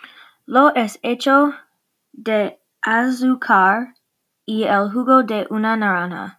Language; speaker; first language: Spanish; non-native, learner; English